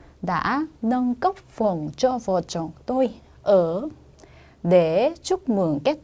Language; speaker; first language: Vietnamese; non-native, fluent; Korean